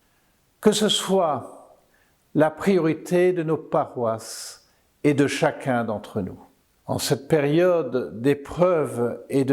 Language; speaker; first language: French; native; French